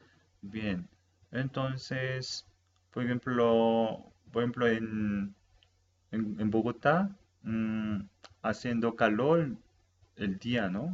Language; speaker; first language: Spanish; non-native, fluent; Japanese